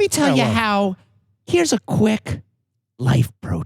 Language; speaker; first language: English; native; English